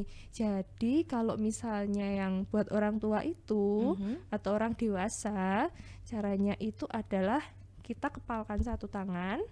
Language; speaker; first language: Indonesian; native; Indonesian